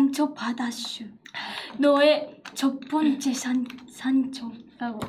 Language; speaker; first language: Korean; non-native, fluent; Japanese